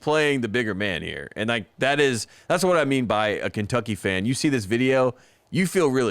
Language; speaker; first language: English; native; English